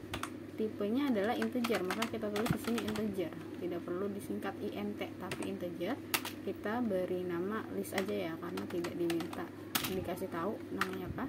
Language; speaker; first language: Indonesian; native; Indonesian